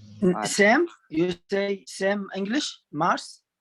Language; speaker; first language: English; non-native, learner; Arabic